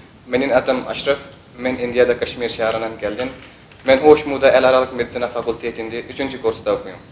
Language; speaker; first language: Kyrgyz; non-native, learner; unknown